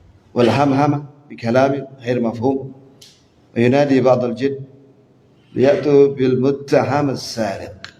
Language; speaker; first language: Arabic; non-native, fluent; Indonesian